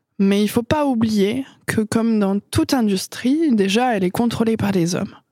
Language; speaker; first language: French; non-native, fluent; English